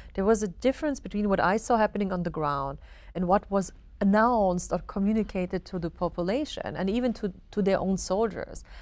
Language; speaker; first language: English; non-native, fluent; Arabic